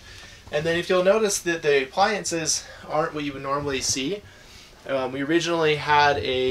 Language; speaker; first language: English; native; English